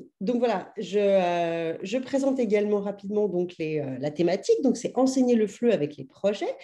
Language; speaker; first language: French; native; French